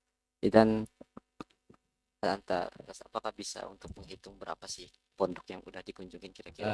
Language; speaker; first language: Indonesian; native; Indonesian